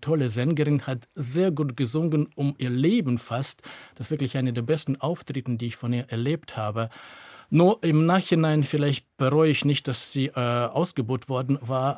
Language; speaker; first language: German; native; German